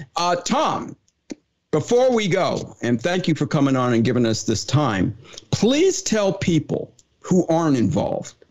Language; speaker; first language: English; native; English